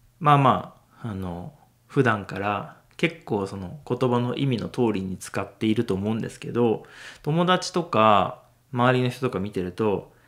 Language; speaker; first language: Japanese; native; Japanese